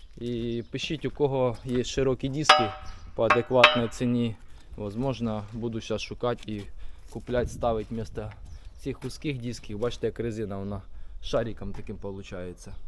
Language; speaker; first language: Ukrainian; native; Ukrainian